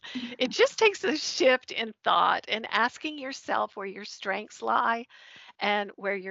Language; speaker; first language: English; native; English